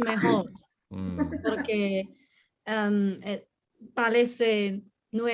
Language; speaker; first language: Spanish; non-native, learner; English